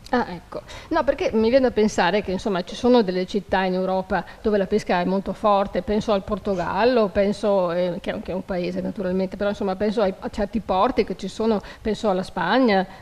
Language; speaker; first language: Italian; native; Italian